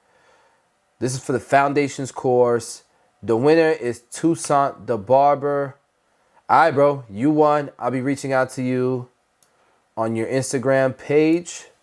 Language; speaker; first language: English; native; English